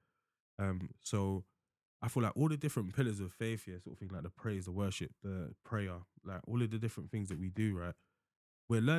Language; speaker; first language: English; native; English